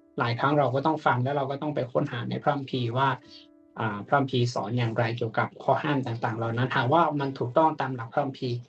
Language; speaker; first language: Thai; native; Thai